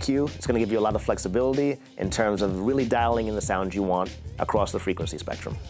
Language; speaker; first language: English; native; English